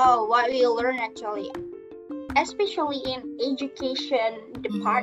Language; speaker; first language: English; non-native, learner; Indonesian